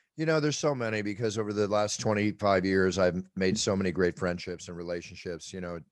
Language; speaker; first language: English; native; English